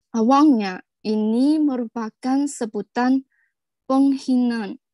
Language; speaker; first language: Indonesian; non-native, fluent; Chinese